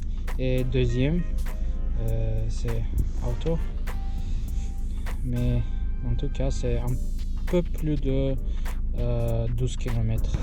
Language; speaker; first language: French; non-native, learner; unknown